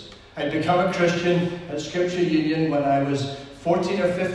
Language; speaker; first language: English; native; English